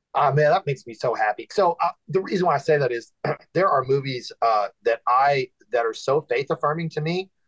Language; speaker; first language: English; native; English